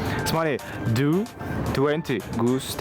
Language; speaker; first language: Russian; native; Russian